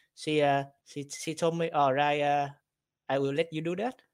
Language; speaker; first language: English; non-native, learner; Vietnamese